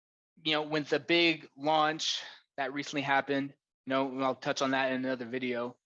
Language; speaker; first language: English; native; English